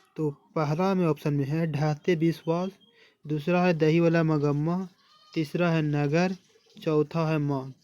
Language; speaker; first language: Hindi; native; Hindi